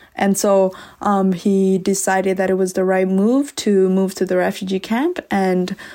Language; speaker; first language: English; early bilingual, other home language; S'gaw Karen